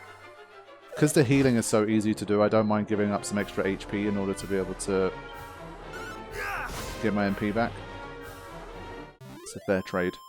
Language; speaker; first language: English; native; English